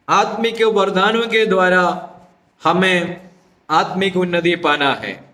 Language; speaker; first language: Hindi; non-native, local second language; Malayalam